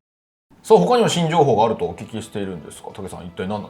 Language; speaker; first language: Japanese; native; Japanese